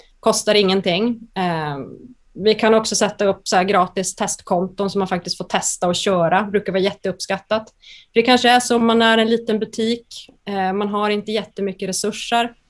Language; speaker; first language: Swedish; native; Swedish